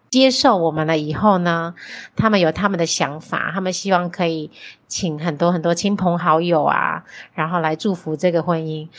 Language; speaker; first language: Chinese; native; Chinese